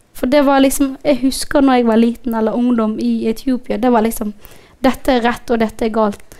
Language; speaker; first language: Norwegian; non-native, fluent; Somali